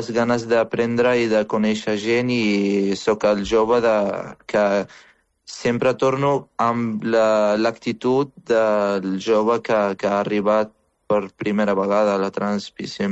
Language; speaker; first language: Catalan; non-native, fluent; Arabic